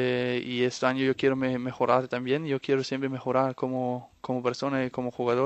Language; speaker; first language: Spanish; non-native, fluent; Danish